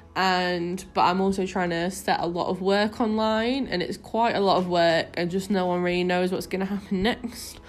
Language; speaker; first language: English; native; English